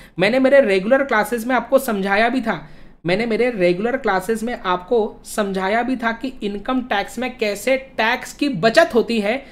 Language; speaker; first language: Hindi; native; Hindi